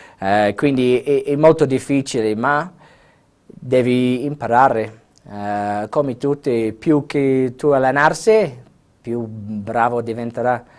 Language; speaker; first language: Italian; non-native, learner; English